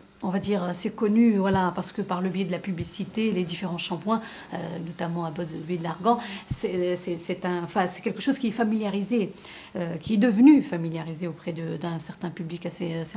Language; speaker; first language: French; native; French